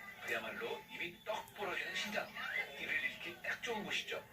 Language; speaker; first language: Korean; native; Korean